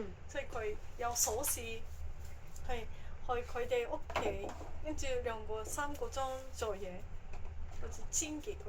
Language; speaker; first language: Cantonese; non-native, fluent; Japanese